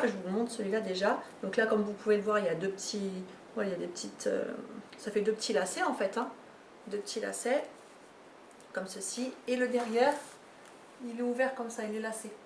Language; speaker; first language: French; native; French